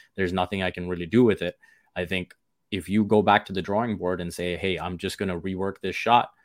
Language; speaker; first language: English; early bilingual, other home language; Hindi